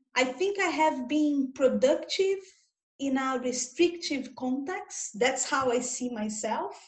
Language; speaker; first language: English; non-native, fluent; Portuguese